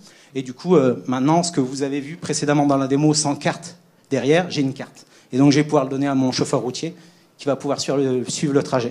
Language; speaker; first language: French; native; French